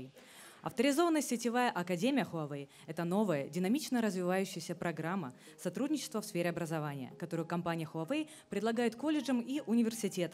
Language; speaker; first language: Russian; native; Russian